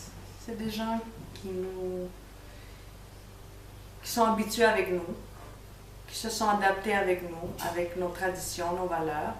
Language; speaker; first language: French; early bilingual, other home language; Greek